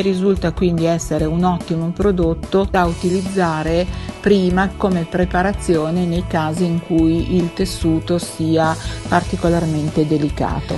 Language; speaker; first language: Italian; native; Italian